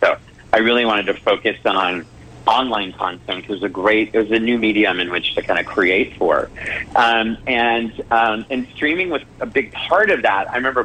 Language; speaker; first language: English; native; English